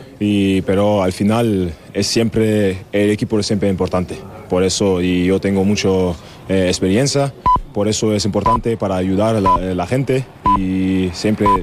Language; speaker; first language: Spanish; non-native, learner; German